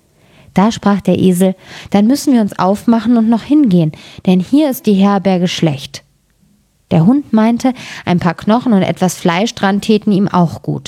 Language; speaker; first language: German; native; German